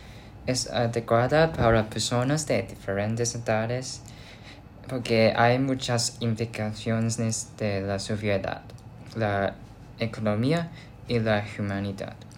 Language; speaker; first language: Spanish; non-native, learner; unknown